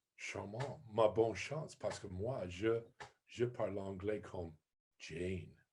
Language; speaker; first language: French; non-native, learner; English